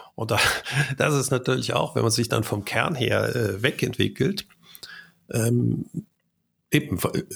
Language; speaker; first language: German; native; German